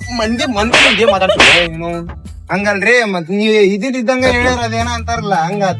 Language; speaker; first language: Kannada; native; Kannada